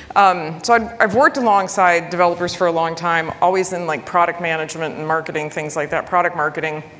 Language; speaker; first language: English; native; English